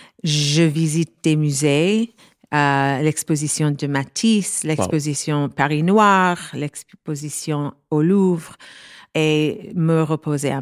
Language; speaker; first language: French; non-native, learner; English